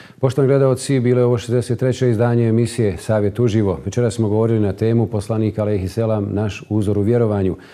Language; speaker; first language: Bosnian; native; Bosnian